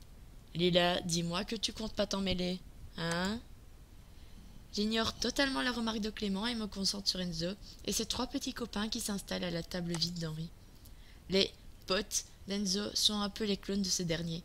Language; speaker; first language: French; native; French